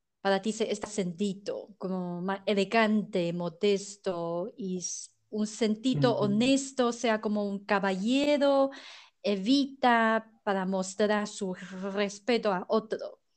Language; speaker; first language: Spanish; non-native, learner; Chinese